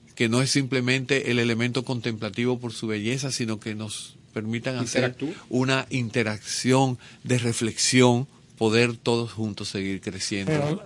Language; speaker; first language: Spanish; native; Spanish